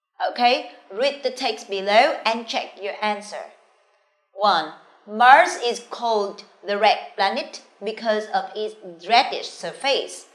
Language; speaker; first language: English; non-native, fluent; Vietnamese